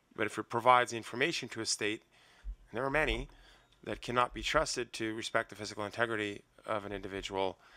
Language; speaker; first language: English; native; English